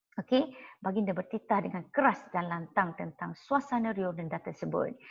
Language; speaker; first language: Malay; non-native, local second language; Chinese